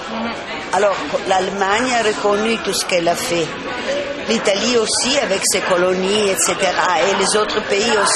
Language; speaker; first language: French; non-native, fluent; Italian